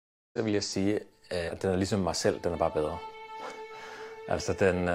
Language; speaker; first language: Danish; native; Danish